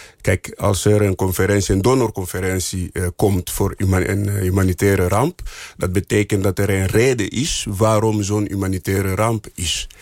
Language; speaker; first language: Dutch; non-native, fluent; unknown